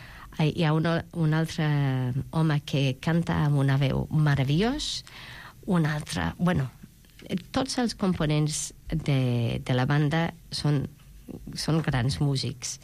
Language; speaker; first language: Catalan; non-native, fluent; English